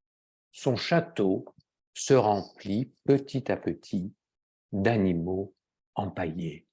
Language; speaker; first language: French; native; French